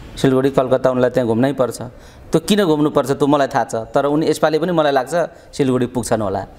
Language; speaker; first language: Nepali; native; Nepali